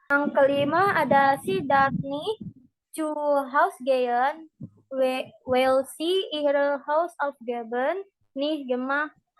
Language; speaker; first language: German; non-native, learner; Indonesian